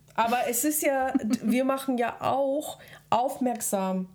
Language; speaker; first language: German; early bilingual, other home language; Russian